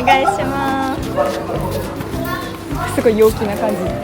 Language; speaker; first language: Japanese; native; Japanese